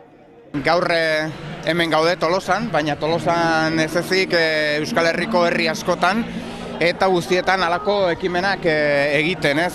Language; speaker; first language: Basque; native; Basque